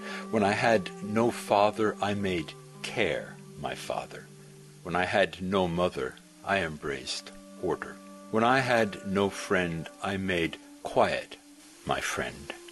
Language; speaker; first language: English; native; English